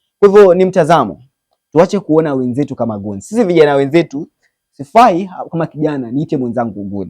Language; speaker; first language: Swahili; native; Swahili